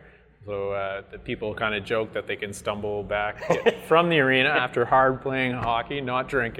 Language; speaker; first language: English; non-native, fluent; French